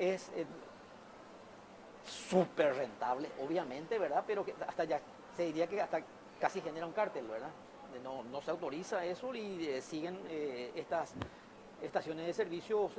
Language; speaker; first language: Spanish; native; Spanish